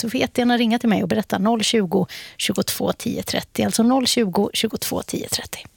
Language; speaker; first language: Swedish; native; Swedish